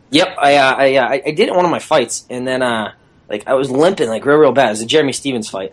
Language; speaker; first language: English; native; English